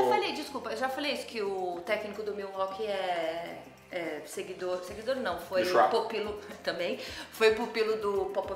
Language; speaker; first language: Portuguese; native; Portuguese